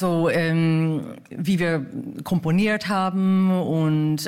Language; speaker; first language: German; non-native, fluent; English